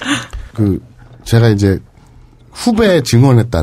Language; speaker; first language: Korean; native; Korean